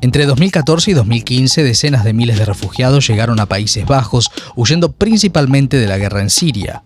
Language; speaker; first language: Spanish; native; Spanish